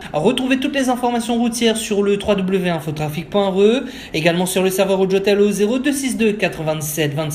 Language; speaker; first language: French; native; French